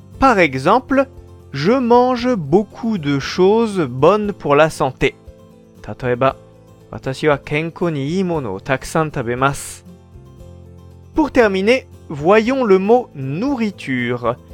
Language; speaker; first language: French; non-native, fluent; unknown